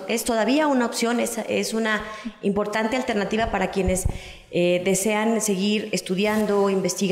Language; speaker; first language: Spanish; native; Spanish